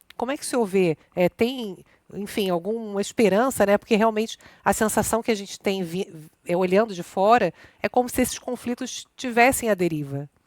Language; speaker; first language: Portuguese; native; Portuguese